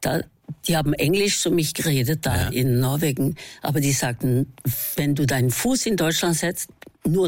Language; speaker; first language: German; non-native, fluent; Norwegian